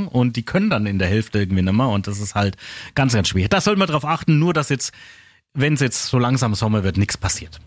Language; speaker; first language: German; native; German